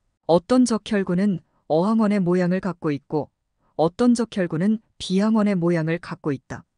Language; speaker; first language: Korean; native; Korean